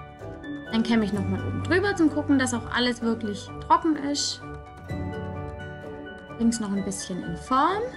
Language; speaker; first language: German; native; German